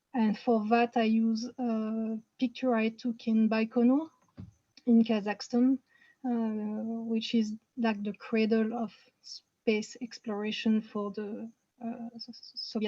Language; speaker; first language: English; non-native, fluent; French